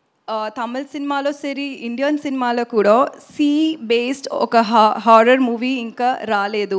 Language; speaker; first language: Telugu; non-native, learner; Tamil